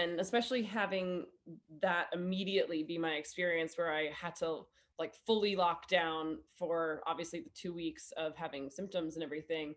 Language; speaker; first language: English; native; English